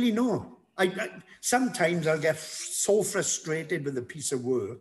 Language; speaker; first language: English; native; English